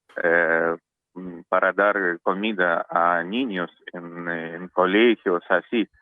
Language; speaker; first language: Spanish; non-native, learner; Russian